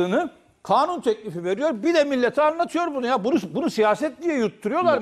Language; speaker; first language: Turkish; native; Turkish